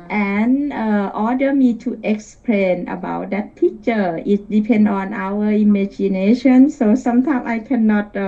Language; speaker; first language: English; non-native, learner; Thai